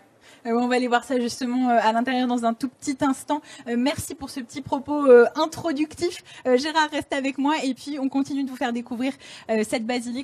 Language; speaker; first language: French; native; French